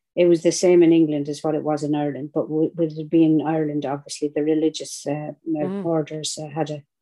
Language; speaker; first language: English; native; English